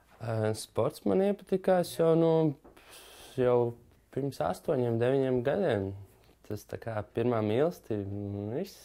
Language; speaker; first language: Latvian; native; Latvian